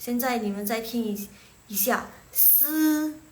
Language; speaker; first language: Chinese; non-native, fluent; Indonesian